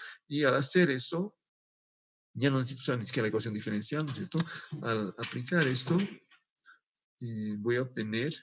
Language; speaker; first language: Spanish; native; Spanish